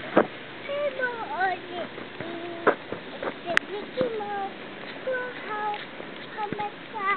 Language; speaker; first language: English; early bilingual, other home language; Thai